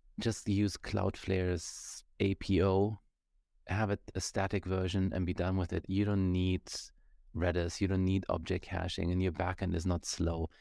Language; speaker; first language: English; non-native, fluent; German